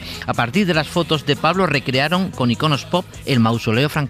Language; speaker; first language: Spanish; native; Spanish